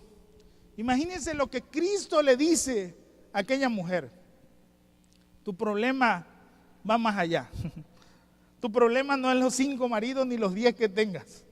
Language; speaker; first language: Spanish; native; Spanish